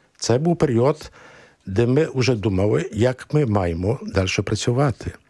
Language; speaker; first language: Ukrainian; early bilingual, heritage; Ukrainian